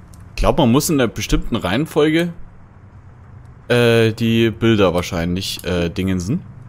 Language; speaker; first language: German; native; German